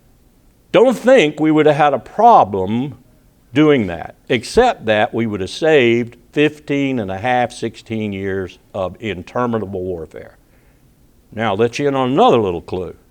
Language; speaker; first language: English; native; English